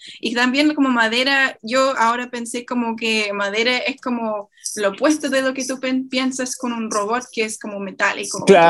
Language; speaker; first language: Spanish; non-native, fluent; English